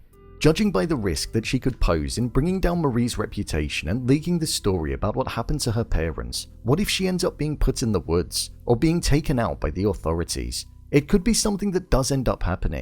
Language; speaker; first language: English; native; English